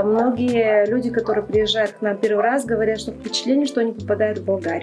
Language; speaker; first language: Russian; non-native, local second language; Bulgarian